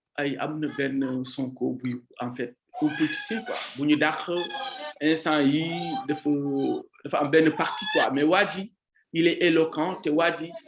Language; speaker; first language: Wolof; non-native, local second language; Jola-Fonyi